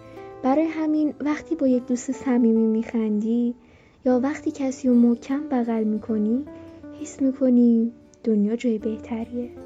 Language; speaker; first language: Persian; native; Persian